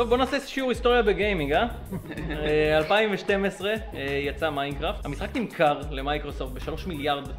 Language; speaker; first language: Hebrew; native; Hebrew